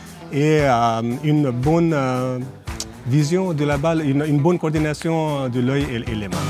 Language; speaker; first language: French; non-native, fluent; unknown